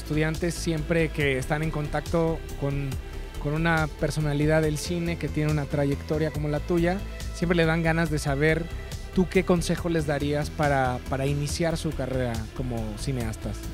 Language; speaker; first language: Spanish; native; Spanish